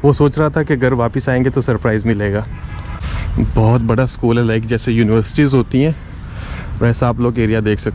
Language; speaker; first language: Hindi; native; Hindi